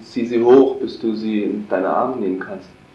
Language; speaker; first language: German; native; German